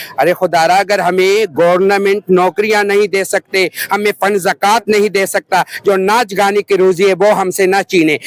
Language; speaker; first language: Urdu; non-native, local second language; Pashto